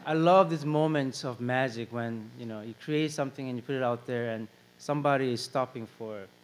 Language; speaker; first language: English; non-native, fluent; Korean